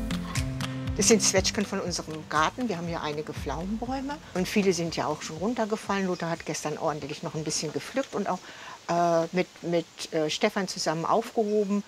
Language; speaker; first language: German; native; German